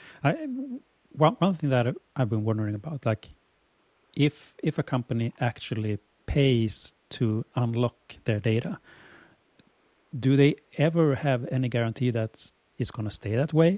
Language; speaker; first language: English; non-native, fluent; Swedish